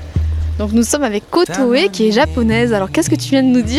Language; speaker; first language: French; native; French